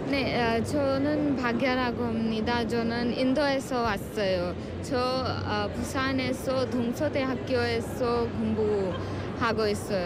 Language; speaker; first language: Korean; non-native, learner; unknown